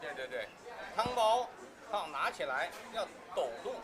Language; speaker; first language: Chinese; native; Chinese